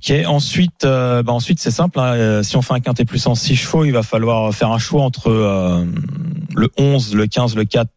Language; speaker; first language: French; native; French